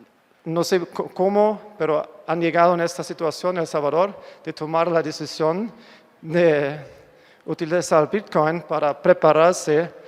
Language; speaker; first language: Spanish; non-native, fluent; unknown